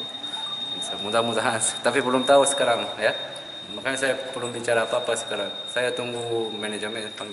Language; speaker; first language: Indonesian; non-native, learner; Korean